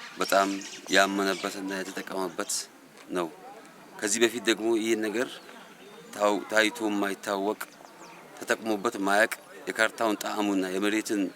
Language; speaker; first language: Amharic; non-native, local second language; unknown